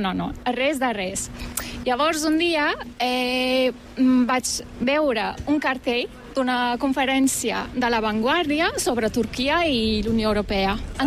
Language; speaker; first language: Catalan; non-native, fluent; Turkish